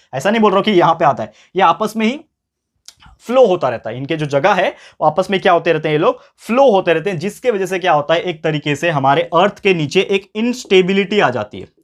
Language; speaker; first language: Hindi; native; Hindi